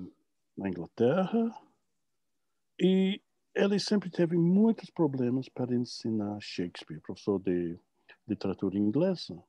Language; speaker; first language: Portuguese; non-native, fluent; English